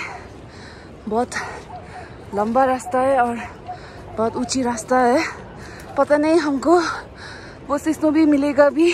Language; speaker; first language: Hindi; non-native, local second language; Nepali